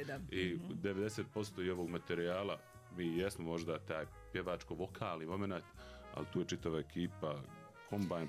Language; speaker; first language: Serbian; native; Serbian